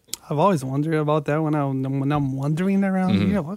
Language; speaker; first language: English; non-native, fluent; Portuguese